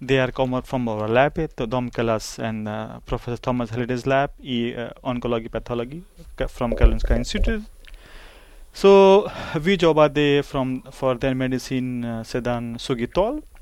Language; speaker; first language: Swedish; non-native, learner; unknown